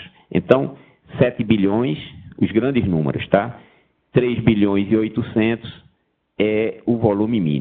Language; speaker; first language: Portuguese; native; Portuguese